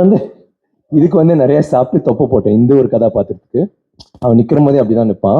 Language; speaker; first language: Tamil; native; Tamil